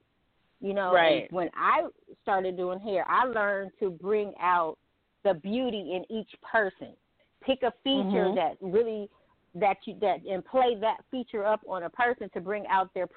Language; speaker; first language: English; native; English